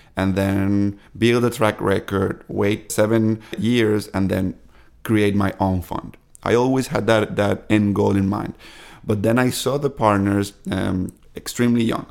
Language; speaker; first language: English; non-native, fluent; Spanish